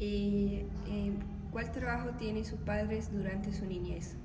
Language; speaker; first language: Spanish; non-native, learner; English